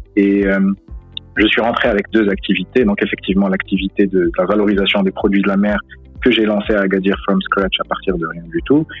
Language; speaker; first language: French; non-native, local second language; Arabic